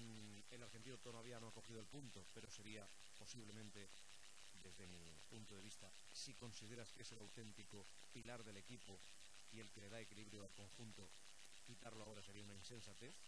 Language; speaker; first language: Spanish; native; Spanish